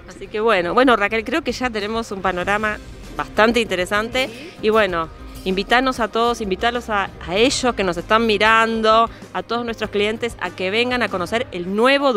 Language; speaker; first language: Spanish; native; Spanish